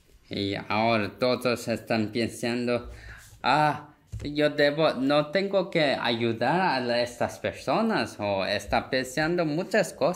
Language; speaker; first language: Spanish; non-native, fluent; Korean